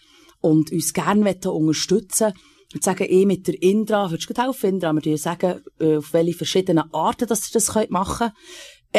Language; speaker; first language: German; native; German